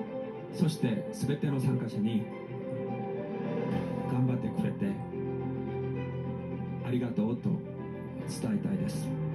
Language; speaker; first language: Japanese; non-native, fluent; Korean